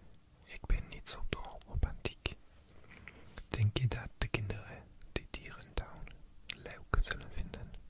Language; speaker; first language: Dutch; non-native, learner; English